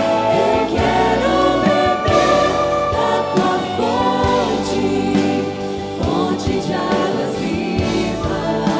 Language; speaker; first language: Portuguese; native; Portuguese